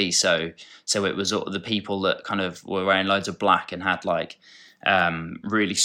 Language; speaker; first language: English; native; English